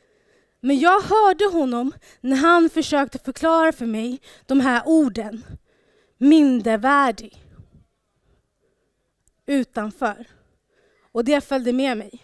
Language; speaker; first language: Swedish; early bilingual, other home language; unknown